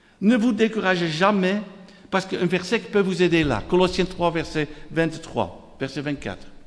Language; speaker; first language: French; non-native, fluent; Dutch